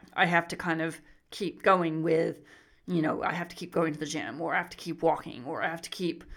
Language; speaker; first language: English; native; English